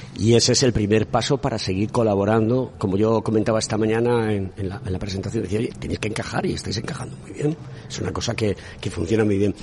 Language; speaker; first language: Spanish; native; Spanish